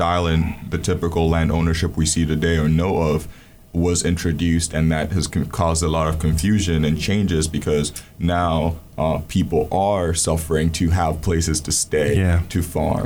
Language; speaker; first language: English; non-native, local second language; Ganda